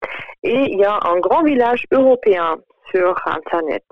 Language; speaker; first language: French; non-native, fluent; German